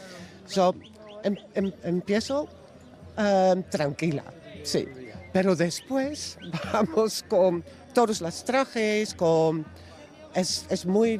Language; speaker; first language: Spanish; non-native, learner; Dutch